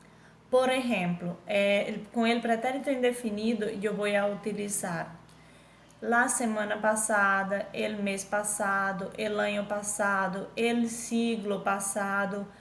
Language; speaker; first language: Spanish; non-native, fluent; Portuguese